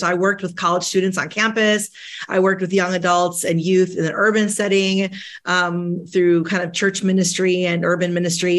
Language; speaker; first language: English; early bilingual, other home language; Spanish